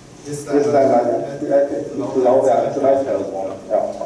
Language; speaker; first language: German; non-native, learner; Korean